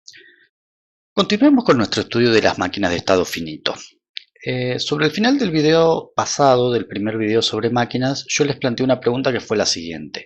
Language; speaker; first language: Spanish; native; Spanish